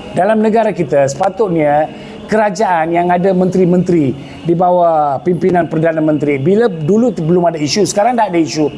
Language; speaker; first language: Malay; non-native, local second language; Tamil